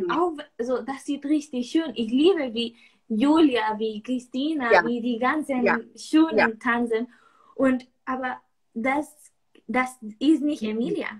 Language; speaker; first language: German; non-native, learner; Spanish